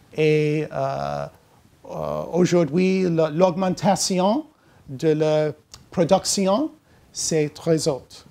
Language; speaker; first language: French; non-native, learner; English